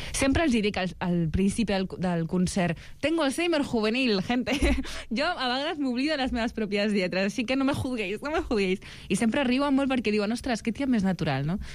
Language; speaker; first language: Catalan; early bilingual, other home language; Arabic